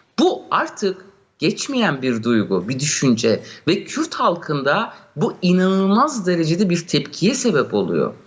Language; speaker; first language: Turkish; non-native, local second language; Kurdish